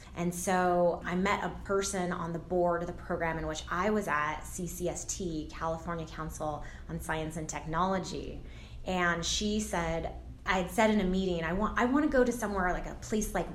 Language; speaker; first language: English; native; English